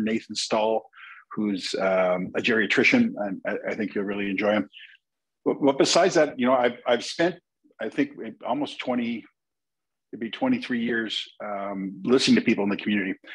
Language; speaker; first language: English; native; English